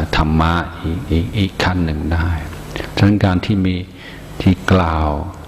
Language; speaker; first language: Thai; non-native, fluent; English